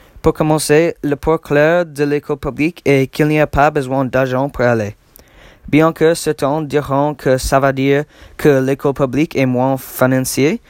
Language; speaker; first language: French; non-native, learner; English